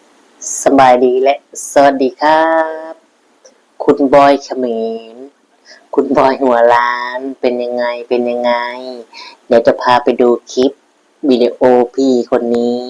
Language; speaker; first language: Thai; non-native, local second language; Northeastern Thai